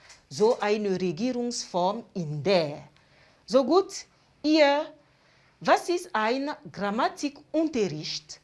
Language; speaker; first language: German; non-native, fluent; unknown